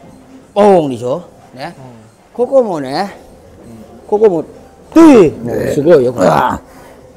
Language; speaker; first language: Japanese; non-native, learner; Thai